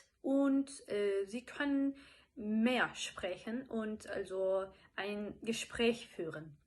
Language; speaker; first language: German; non-native, fluent; Turkish